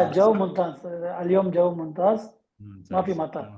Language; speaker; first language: Arabic; non-native, learner; Malayalam